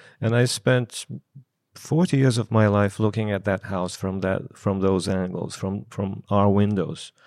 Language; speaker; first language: English; non-native, fluent; Portuguese